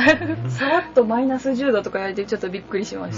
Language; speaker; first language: Japanese; native; Japanese